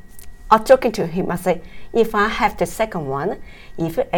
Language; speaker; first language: English; non-native, local second language; Cantonese